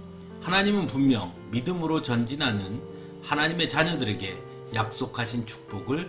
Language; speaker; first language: Korean; native; Korean